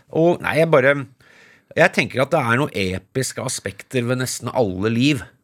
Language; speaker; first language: Norwegian; early bilingual, other home language; English